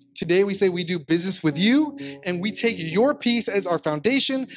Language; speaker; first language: English; native; English